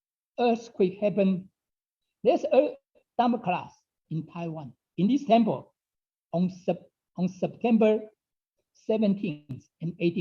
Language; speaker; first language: English; non-native, fluent; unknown